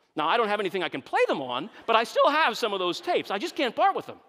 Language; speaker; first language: English; native; English